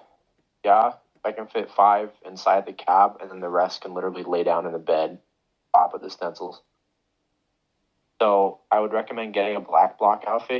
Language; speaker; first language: English; native; English